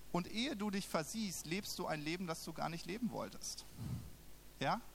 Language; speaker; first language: German; native; German